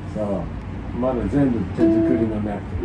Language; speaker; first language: Japanese; non-native, fluent; English